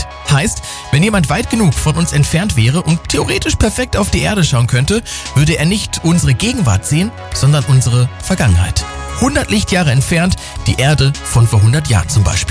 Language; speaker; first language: German; native; German